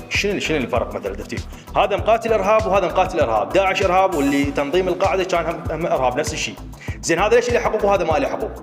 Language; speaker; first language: Arabic; native; Arabic